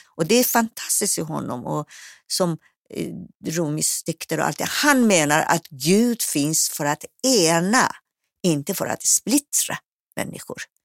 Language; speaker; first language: Swedish; non-native, fluent; Persian